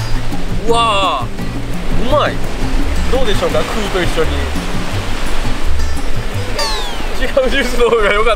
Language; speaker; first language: Japanese; native; Japanese